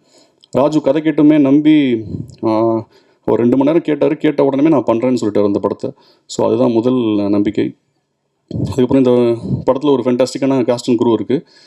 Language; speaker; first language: Tamil; native; Tamil